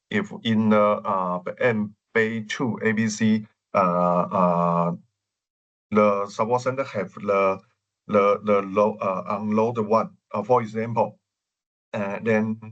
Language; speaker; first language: English; non-native, learner; Chinese